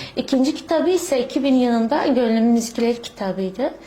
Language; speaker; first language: Turkish; early bilingual, heritage; Arabic